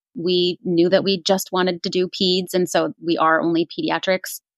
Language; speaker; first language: English; native; English